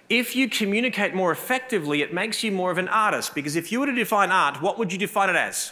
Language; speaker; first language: English; native; English